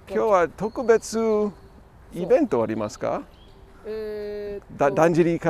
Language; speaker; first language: Japanese; non-native, learner; English